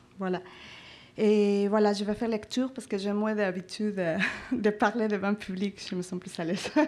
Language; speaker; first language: French; non-native, fluent; Spanish